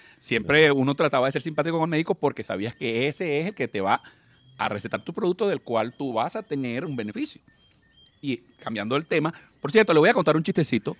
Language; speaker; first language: Spanish; native; Spanish